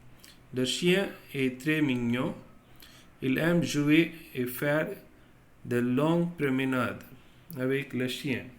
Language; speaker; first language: French; non-native, fluent; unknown